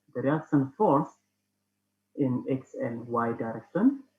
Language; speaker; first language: English; non-native, fluent; Indonesian